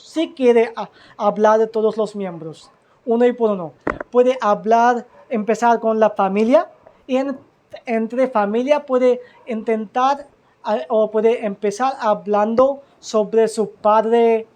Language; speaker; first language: Spanish; non-native, learner; Hindi